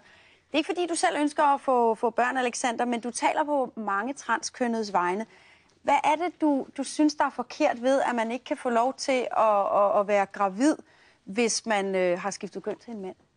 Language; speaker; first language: Danish; native; Danish